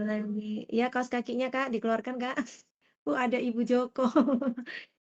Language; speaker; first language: Indonesian; native; Indonesian